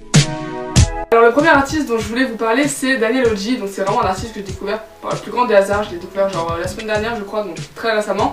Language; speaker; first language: French; native; French